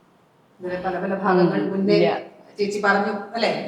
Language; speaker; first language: Malayalam; non-native, local second language; Telugu